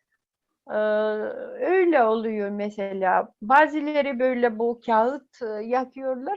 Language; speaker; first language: Turkish; non-native, fluent; Yakut